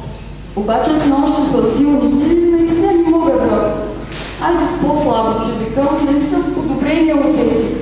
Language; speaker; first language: Bulgarian; native; Bulgarian